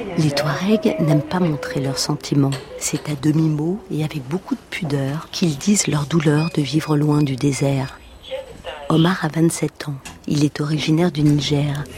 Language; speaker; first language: French; native; French